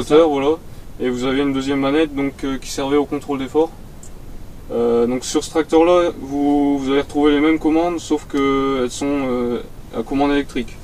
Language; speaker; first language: French; native; French